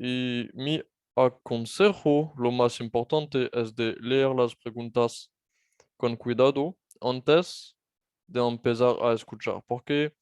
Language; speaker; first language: Spanish; non-native, fluent; French